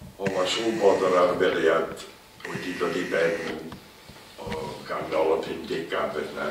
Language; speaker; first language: Welsh; native; Welsh